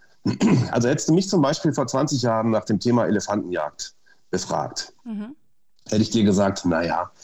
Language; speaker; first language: German; native; German